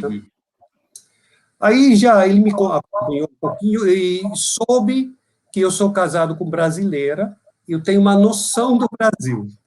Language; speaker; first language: Portuguese; non-native, fluent; Dutch